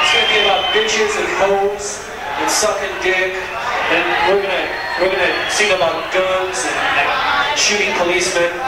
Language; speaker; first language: English; native; English